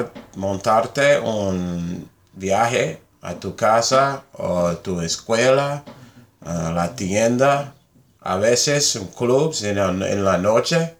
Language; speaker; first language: Spanish; non-native, learner; English